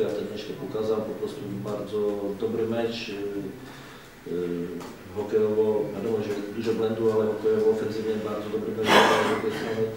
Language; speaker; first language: Polish; non-native, learner; Czech